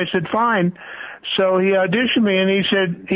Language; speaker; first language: English; native; English